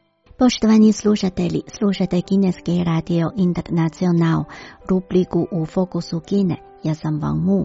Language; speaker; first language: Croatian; non-native, fluent; Chinese